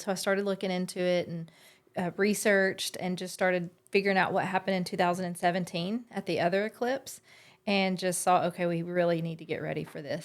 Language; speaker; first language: English; native; English